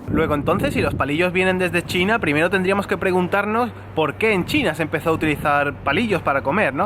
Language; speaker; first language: Spanish; native; Spanish